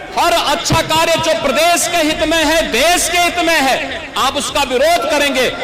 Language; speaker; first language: Hindi; native; Hindi